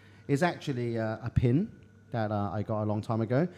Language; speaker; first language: English; early bilingual, other home language; Cantonese